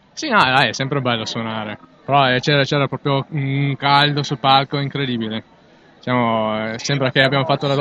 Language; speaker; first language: Italian; non-native, fluent; English